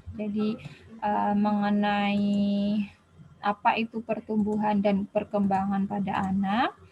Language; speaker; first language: Indonesian; native; Indonesian